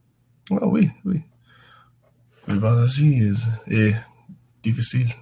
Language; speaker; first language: French; non-native, learner; English